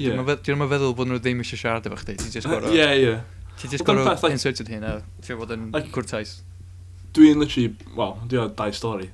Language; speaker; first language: Welsh; native; Welsh